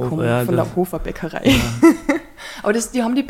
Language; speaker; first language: German; native; German